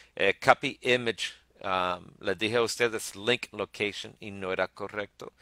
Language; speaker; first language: Spanish; early bilingual, heritage; Spanish